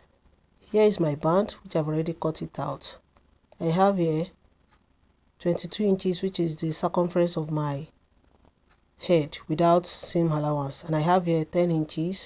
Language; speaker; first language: English; non-native, local second language; Yoruba